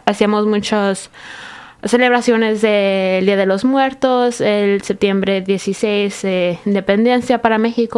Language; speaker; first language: Spanish; early bilingual, heritage; Spanish